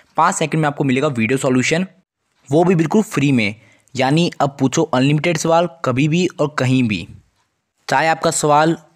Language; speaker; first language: Hindi; native; Hindi